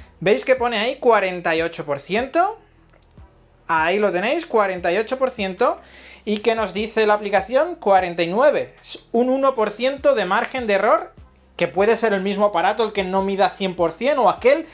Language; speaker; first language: Spanish; native; Spanish